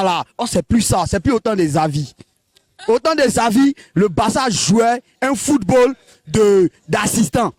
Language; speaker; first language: French; non-native, local second language; Wolof